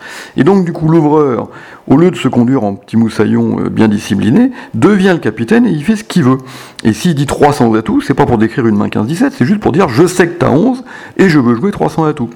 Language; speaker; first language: French; native; French